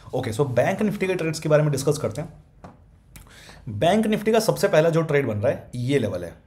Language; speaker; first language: Hindi; native; Hindi